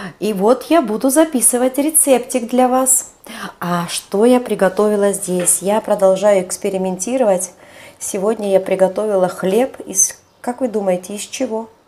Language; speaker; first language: Russian; non-native, local second language; Georgian